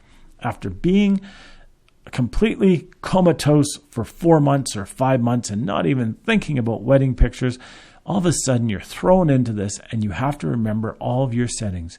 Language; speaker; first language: English; native; English